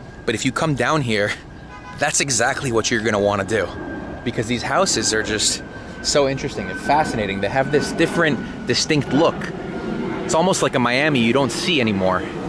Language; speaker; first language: English; native; English